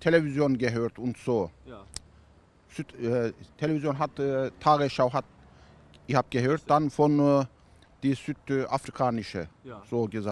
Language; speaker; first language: German; non-native, learner; Turkish